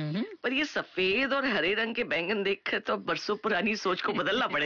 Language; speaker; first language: Hindi; native; Hindi